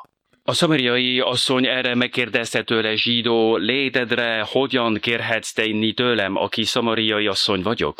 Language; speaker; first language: Hungarian; non-native, fluent; French